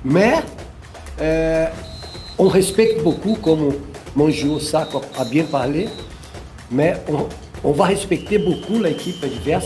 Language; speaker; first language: French; non-native, fluent; Portuguese